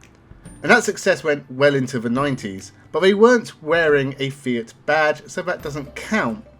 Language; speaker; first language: English; native; English